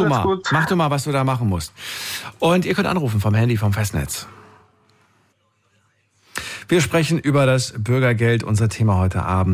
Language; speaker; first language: German; native; German